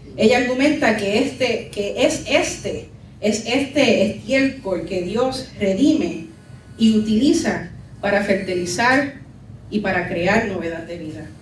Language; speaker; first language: Spanish; early bilingual, heritage; Spanish